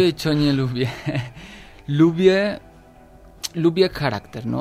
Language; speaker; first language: Polish; non-native, learner; Spanish